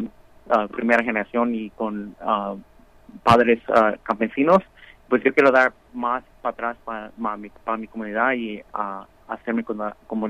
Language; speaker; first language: Spanish; early bilingual, heritage; Spanish